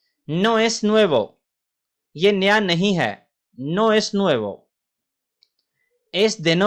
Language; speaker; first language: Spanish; non-native, fluent; Urdu